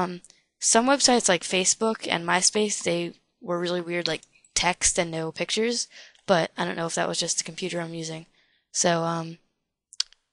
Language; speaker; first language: English; native; English